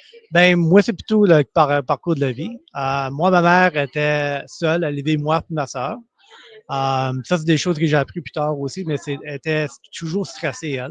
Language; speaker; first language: French; native; French